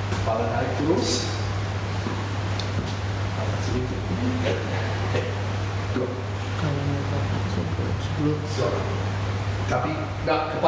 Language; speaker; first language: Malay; non-native, fluent; English